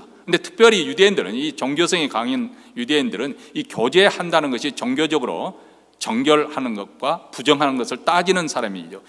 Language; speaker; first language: Korean; native; Korean